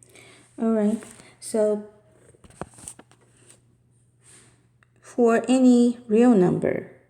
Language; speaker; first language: English; non-native, fluent; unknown